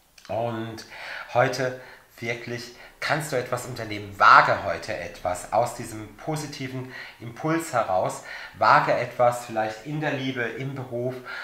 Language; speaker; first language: German; native; German